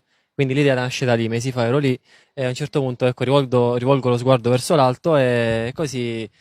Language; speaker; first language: Italian; native; Italian